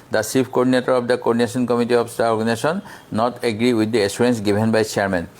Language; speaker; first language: English; non-native, local second language; Assamese